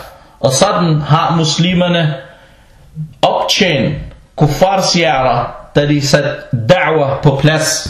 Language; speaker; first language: Danish; non-native, local second language; Arabic